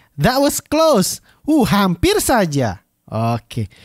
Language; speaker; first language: English; non-native, learner; Indonesian